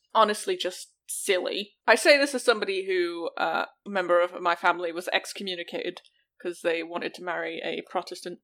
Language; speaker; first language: English; native; English